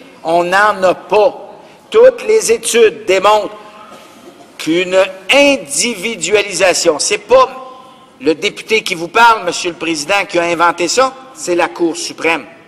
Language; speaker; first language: French; native; French